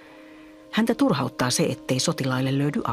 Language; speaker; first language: Finnish; native; Finnish